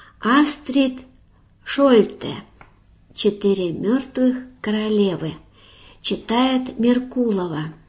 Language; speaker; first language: Russian; native; Russian